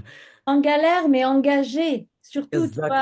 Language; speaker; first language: French; native; French